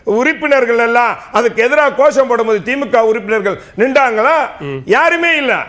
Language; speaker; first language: Tamil; native; Tamil